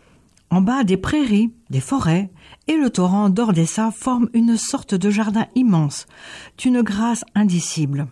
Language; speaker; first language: French; native; French